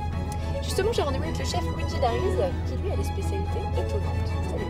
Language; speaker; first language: French; native; French